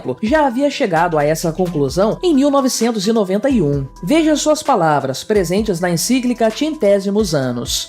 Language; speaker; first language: Portuguese; native; Portuguese